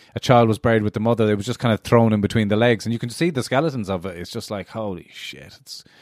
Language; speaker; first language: English; native; English